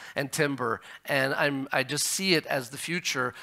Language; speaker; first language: English; native; English